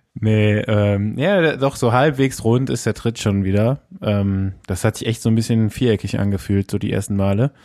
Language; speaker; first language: German; native; German